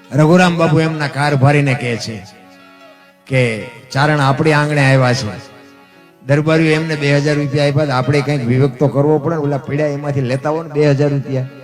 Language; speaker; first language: Gujarati; native; Gujarati